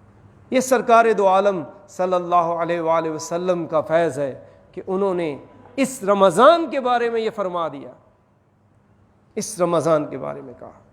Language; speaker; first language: Urdu; native; Urdu